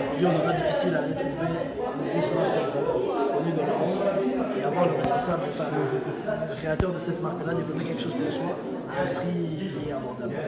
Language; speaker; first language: French; early bilingual, other home language; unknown